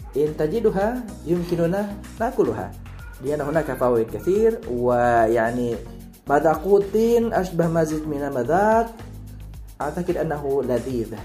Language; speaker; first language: Arabic; non-native, fluent; Indonesian